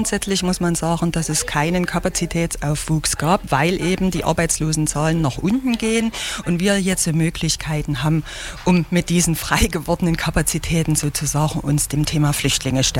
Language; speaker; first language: German; native; German